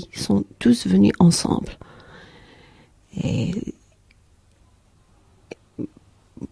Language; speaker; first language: French; non-native, learner; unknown